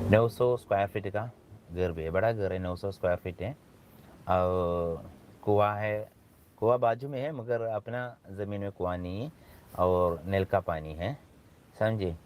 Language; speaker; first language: Hindi; non-native, local second language; Malayalam